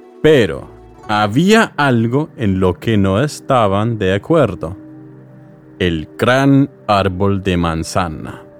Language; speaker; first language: Spanish; non-native, fluent; English